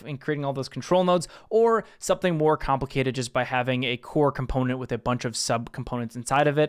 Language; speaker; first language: English; native; English